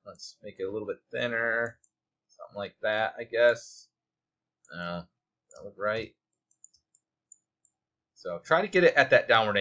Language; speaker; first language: English; native; English